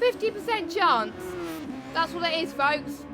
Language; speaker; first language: English; native; English